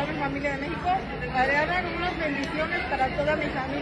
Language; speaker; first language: Spanish; native; Spanish